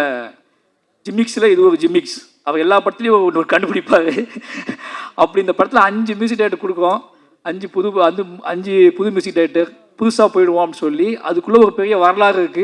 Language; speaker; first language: Tamil; native; Tamil